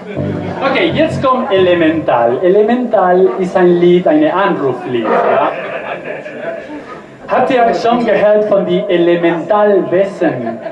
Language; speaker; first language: German; non-native, learner; Spanish